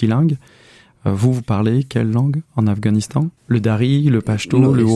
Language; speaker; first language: French; native; French